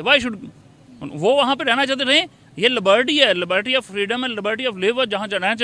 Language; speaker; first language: Hindi; native; Hindi